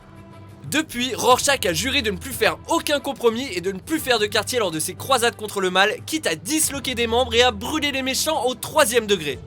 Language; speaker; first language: French; native; French